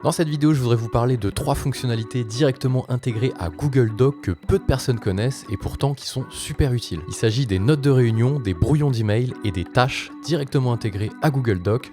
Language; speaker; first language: French; native; French